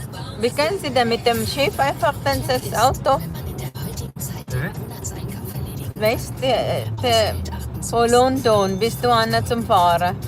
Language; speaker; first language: German; non-native, fluent; Cebuano